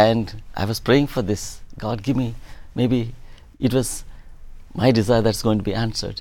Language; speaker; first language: English; non-native, local second language; Telugu